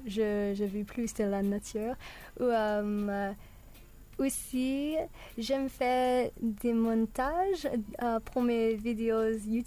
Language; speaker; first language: French; non-native, learner; English